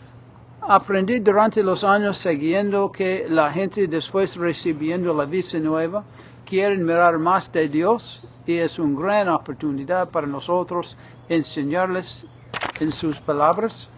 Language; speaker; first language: Spanish; non-native, fluent; English